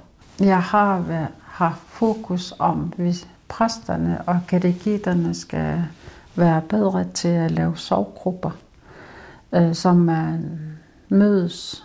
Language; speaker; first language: Danish; non-native, local second language; Kalaallisut